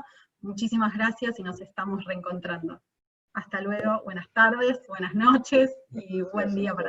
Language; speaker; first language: Spanish; native; Spanish